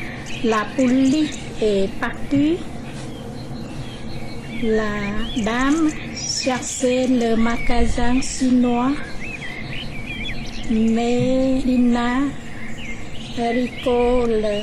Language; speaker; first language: French; non-native, learner; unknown